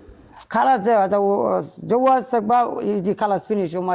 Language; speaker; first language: Arabic; non-native, learner; Bangla